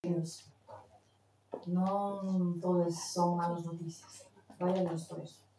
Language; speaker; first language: Spanish; non-native, fluent; Portuguese